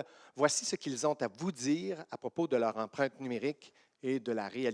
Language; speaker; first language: French; native; French